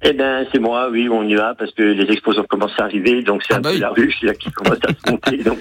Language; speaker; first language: French; native; French